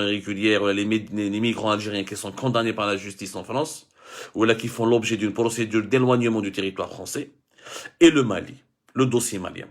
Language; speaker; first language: French; non-native, local second language; Arabic